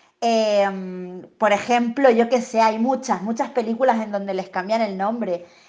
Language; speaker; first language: Spanish; native; Spanish